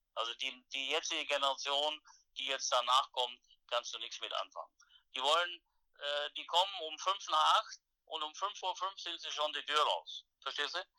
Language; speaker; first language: German; native; German